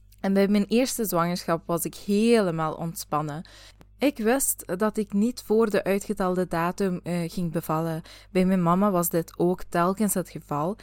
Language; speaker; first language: Dutch; native; Dutch